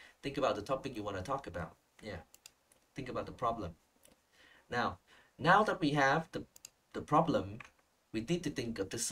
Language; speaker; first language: English; non-native, fluent; Vietnamese